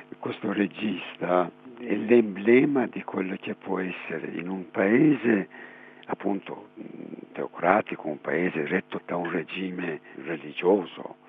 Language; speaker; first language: Italian; non-native, fluent; Persian